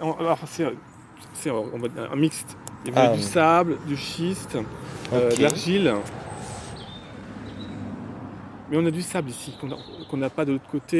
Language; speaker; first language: French; native; French